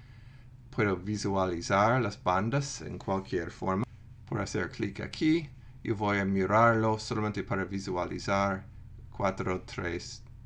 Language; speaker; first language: Spanish; non-native, fluent; English